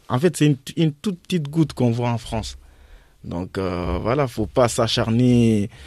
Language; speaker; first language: French; non-native, local second language; Fula